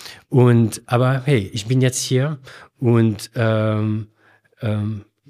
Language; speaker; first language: German; non-native, learner; Arabic